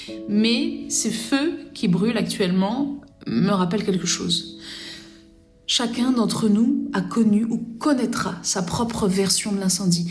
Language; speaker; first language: French; native; French